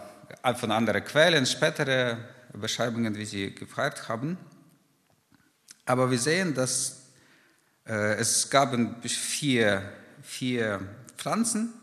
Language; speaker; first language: German; non-native, fluent; Ukrainian